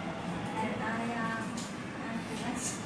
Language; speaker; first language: English; non-native, learner; Vietnamese